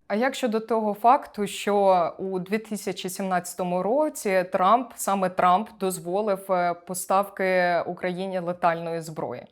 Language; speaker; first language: Ukrainian; native; Ukrainian